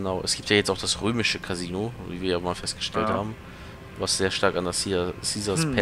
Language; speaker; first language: German; native; German